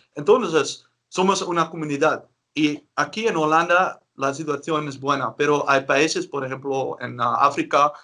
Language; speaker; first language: Spanish; non-native, learner; Dutch